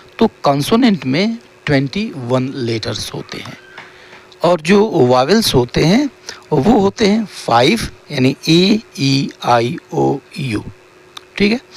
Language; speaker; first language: Hindi; native; Hindi